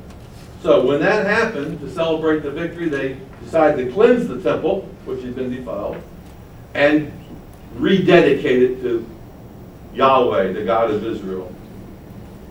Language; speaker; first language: English; native; English